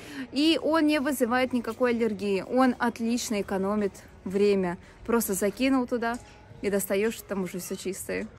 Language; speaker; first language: Russian; native; Russian